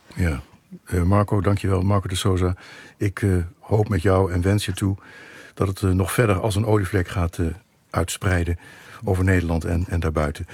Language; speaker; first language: Dutch; native; Dutch